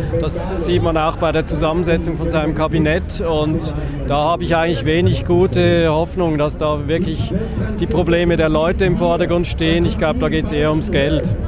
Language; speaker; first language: German; native; German